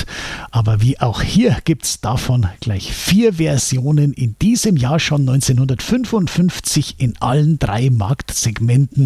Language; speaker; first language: German; native; German